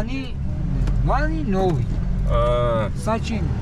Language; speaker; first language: Russian; non-native, learner; Georgian